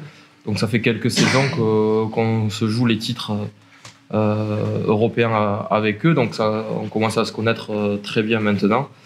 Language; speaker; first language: French; native; French